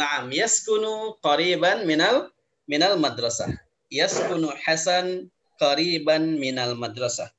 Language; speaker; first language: Arabic; non-native, fluent; Indonesian